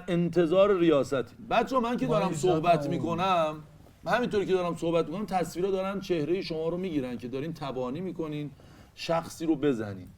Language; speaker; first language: Persian; native; Persian